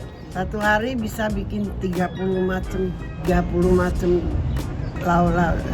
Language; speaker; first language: Indonesian; non-native, local second language; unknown